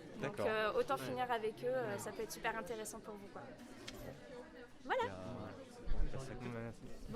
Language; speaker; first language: French; native; French